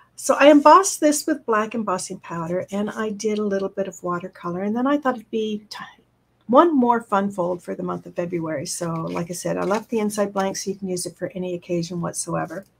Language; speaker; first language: English; native; English